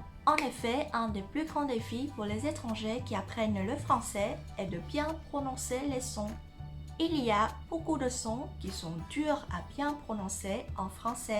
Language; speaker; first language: French; non-native, fluent; Vietnamese